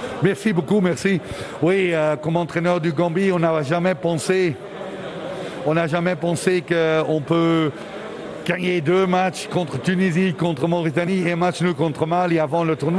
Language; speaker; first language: French; non-native, local second language; Dutch